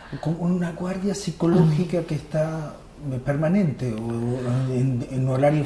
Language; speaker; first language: Portuguese; non-native, learner; Spanish